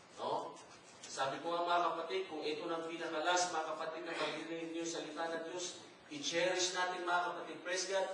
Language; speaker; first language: Filipino; non-native, local second language; Cebuano